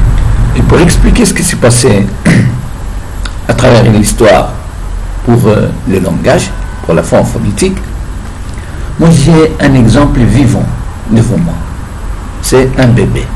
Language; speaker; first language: French; non-native, fluent; Arabic